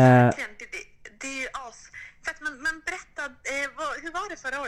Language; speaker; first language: Swedish; native; Swedish